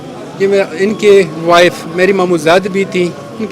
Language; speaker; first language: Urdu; non-native, local second language; Pashto